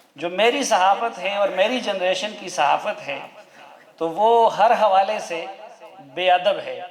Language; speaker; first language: Urdu; non-native, local second language; Pashto